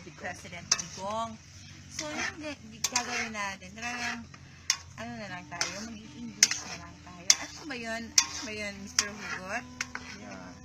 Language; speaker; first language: Filipino; non-native, local second language; Cebuano